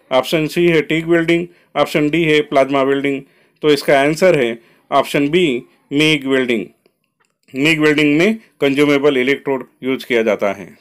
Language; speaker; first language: Hindi; non-native, local second language; Marathi